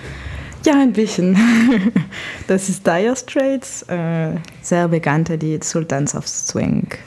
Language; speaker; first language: German; non-native, fluent; French